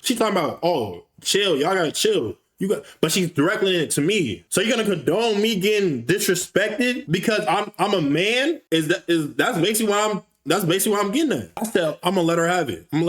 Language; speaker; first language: English; native; English